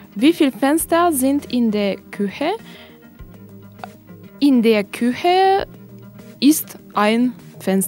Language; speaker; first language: German; non-native, learner; Russian